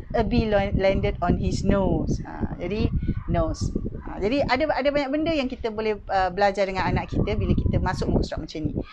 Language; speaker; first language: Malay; native; Malay